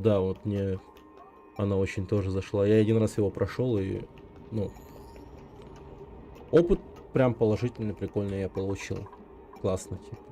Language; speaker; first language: Russian; native; Russian